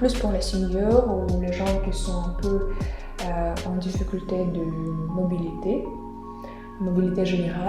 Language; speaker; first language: French; non-native, fluent; Russian